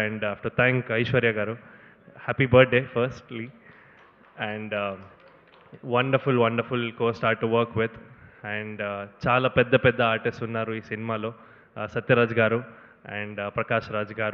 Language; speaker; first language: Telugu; non-native, learner; Kannada